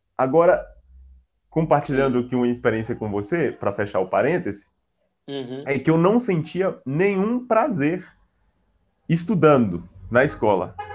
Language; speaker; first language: Portuguese; native; Portuguese